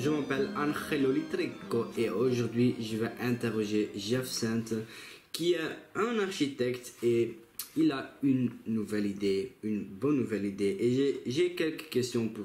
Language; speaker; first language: French; non-native, local second language; Dutch